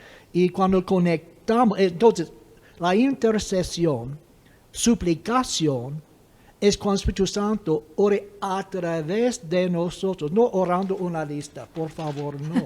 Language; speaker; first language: Spanish; non-native, fluent; English